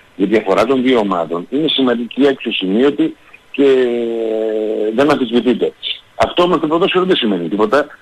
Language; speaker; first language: Greek; native; Greek